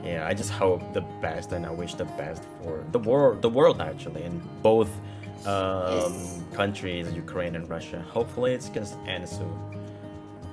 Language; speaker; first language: English; non-native, fluent; Indonesian